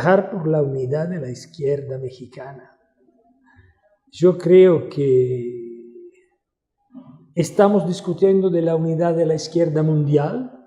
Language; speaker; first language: Spanish; non-native, fluent; Italian